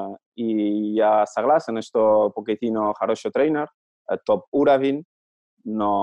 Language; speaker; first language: Russian; non-native, learner; Catalan